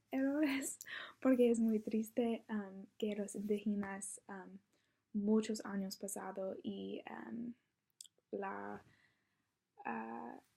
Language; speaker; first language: Spanish; non-native, learner; English